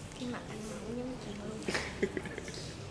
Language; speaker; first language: Vietnamese; native; Vietnamese